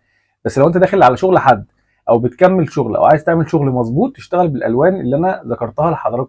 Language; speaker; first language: Arabic; native; Arabic